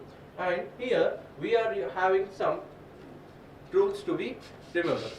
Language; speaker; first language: English; non-native, local second language; Telugu